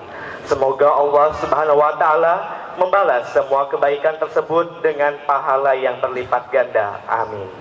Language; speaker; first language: Indonesian; native; Indonesian